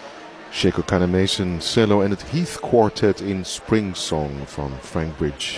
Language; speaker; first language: Dutch; native; Dutch